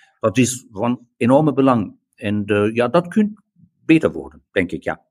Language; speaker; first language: Dutch; non-native, learner; German